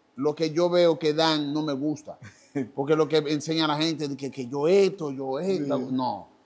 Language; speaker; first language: Spanish; non-native, fluent; Haitian Creole